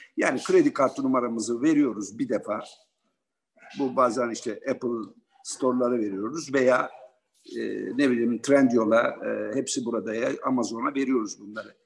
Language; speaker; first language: Turkish; native; Turkish